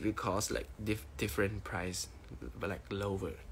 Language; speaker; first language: English; non-native, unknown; Thai